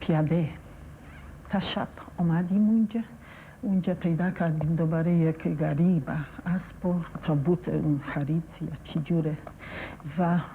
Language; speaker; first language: Persian; non-native, fluent; Polish